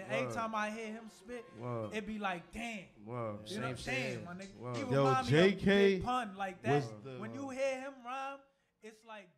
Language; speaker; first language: English; native; English